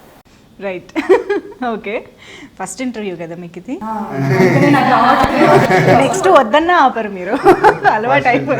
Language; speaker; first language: Telugu; native; Telugu